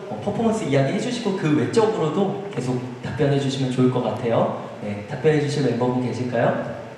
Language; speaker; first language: Korean; native; Korean